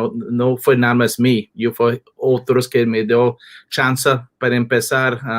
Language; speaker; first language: Spanish; non-native, learner; English